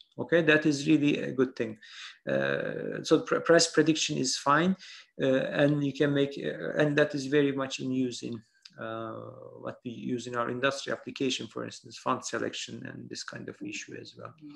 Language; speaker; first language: English; non-native, fluent; Turkish